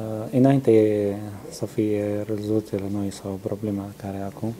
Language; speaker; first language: Romanian; non-native, learner; Arabic